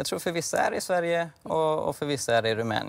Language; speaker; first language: Swedish; native; Swedish